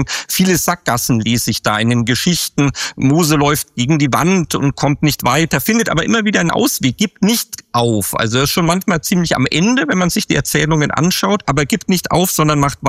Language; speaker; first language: German; native; German